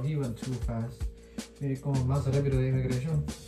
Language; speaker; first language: Spanish; early bilingual, heritage; Spanish